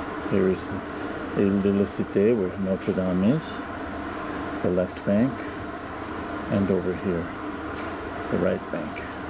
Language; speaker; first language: English; native; English